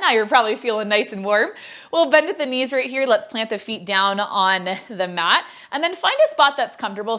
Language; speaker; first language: English; native; English